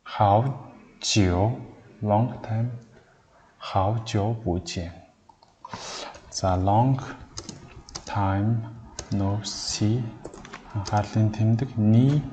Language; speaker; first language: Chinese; non-native, learner; Mongolian